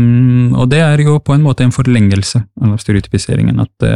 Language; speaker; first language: Norwegian; non-native, fluent; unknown